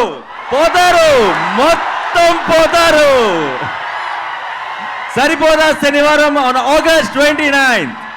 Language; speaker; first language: Telugu; native; Telugu